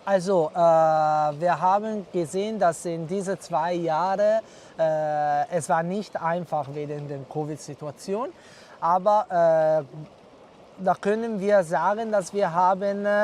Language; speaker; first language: German; non-native, fluent; Italian